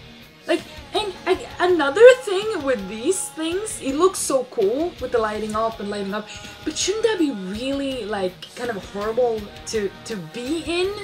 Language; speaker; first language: English; non-native, fluent; Swedish